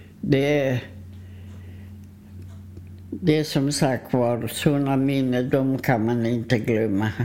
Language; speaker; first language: Swedish; non-native, fluent; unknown